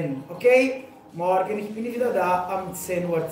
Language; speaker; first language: German; non-native, learner; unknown